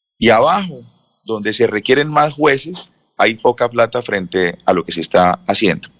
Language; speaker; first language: Spanish; native; Spanish